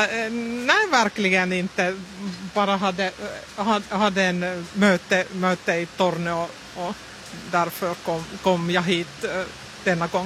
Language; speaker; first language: Swedish; non-native, fluent; Finnish